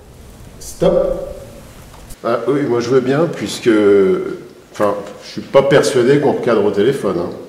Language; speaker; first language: French; native; French